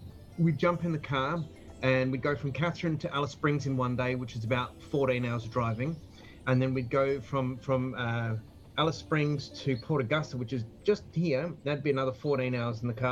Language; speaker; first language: English; native; English